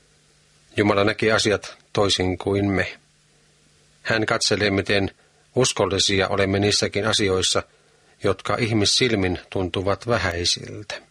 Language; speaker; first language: Finnish; native; Finnish